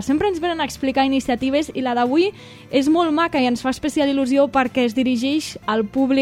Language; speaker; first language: Catalan; native; Catalan